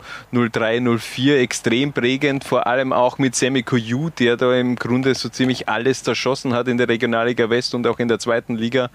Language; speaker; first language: German; native; German